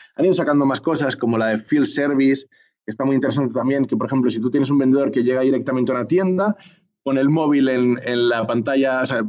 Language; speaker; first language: Spanish; native; Spanish